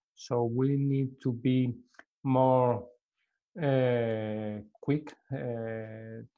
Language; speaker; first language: English; non-native, learner; Spanish